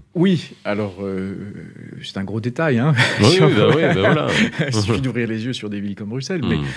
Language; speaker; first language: French; non-native, local second language; Arabic